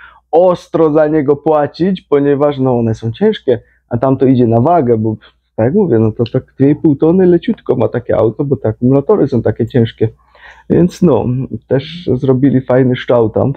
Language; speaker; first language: Polish; native; Polish